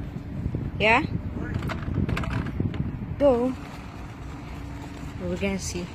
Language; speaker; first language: English; non-native, local second language; Cebuano